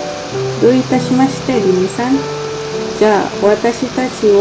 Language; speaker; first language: Japanese; non-native, learner; Malay